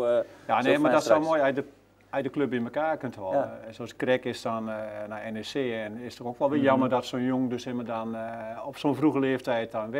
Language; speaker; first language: Dutch; native; Dutch